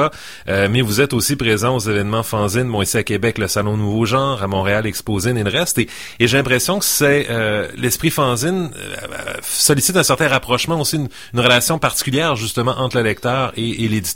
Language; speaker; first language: French; native; French